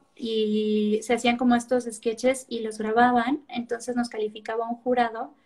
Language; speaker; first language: Spanish; native; Spanish